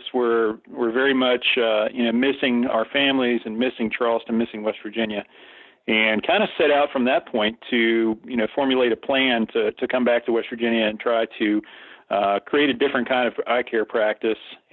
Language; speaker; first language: English; native; English